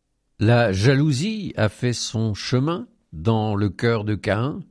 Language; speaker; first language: French; native; French